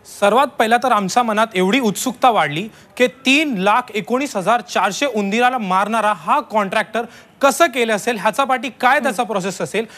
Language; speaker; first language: Marathi; non-native, local second language; Hindi